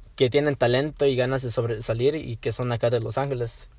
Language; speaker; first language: Spanish; early bilingual, heritage; Spanish